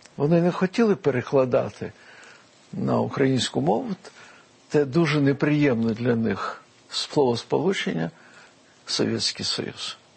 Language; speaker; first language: Ukrainian; non-native, local second language; Russian